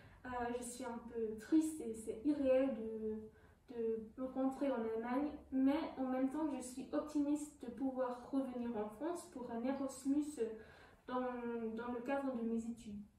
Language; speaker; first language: French; non-native, fluent; German